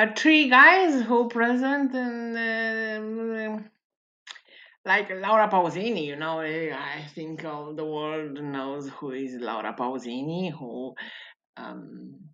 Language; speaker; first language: English; non-native, learner; Italian